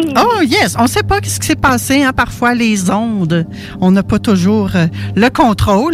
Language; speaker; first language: French; native; French